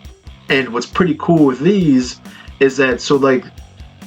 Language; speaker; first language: English; native; English